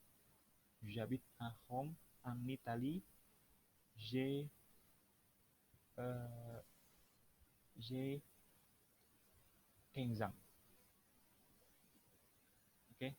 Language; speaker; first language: French; non-native, fluent; Indonesian